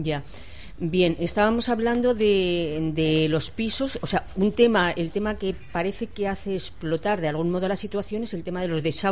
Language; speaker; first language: Spanish; native; Spanish